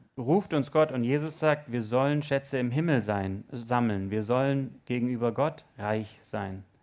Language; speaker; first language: German; native; German